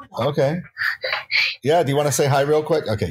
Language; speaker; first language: English; native; English